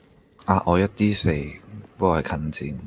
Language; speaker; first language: Chinese; native; Chinese